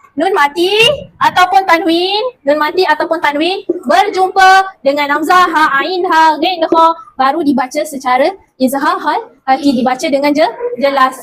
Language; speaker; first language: Malay; native; Malay